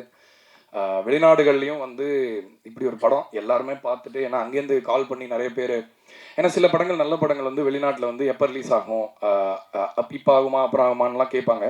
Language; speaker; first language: Tamil; native; Tamil